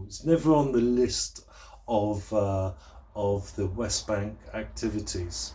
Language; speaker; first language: English; native; English